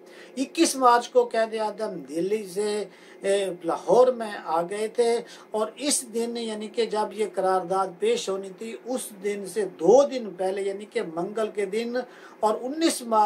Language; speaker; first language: Urdu; native; Urdu